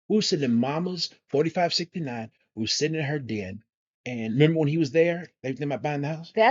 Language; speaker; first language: English; native; English